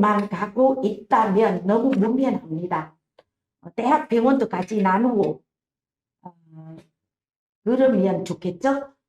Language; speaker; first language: Korean; non-native, learner; Vietnamese